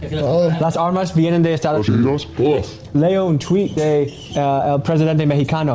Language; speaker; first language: Spanish; non-native, learner; English